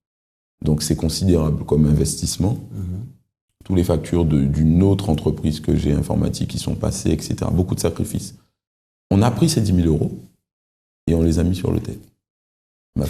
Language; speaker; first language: French; native; French